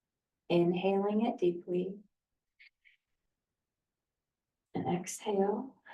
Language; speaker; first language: English; native; English